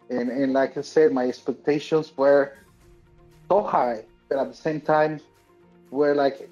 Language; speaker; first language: English; native; English